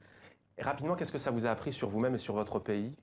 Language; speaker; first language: French; native; French